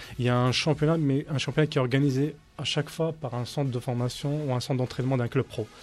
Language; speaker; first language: French; native; French